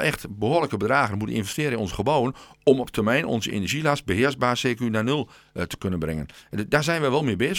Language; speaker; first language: Dutch; native; Dutch